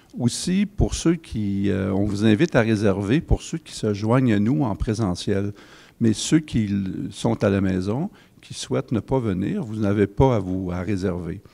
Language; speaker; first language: French; native; French